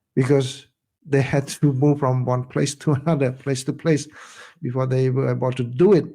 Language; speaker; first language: English; non-native, fluent; Khmer